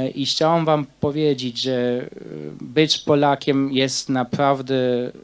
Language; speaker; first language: Polish; non-native, fluent; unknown